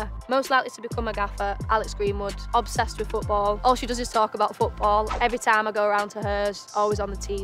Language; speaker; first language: English; native; English